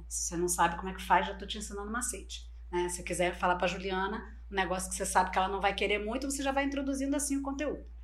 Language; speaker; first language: Portuguese; non-native, local second language; Spanish